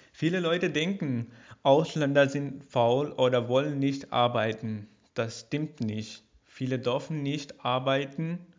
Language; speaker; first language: German; non-native, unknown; Urdu